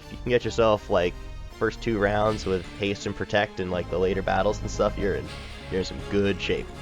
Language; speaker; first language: English; native; English